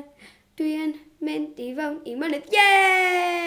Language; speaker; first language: Welsh; non-native, local second language; English